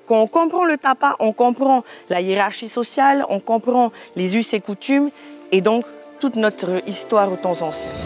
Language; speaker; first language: French; native; French